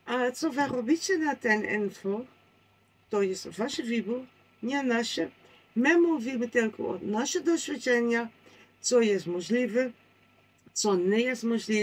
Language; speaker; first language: Polish; non-native, learner; Dutch